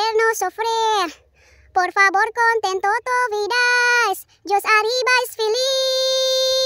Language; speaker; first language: Spanish; non-native, learner; Cebuano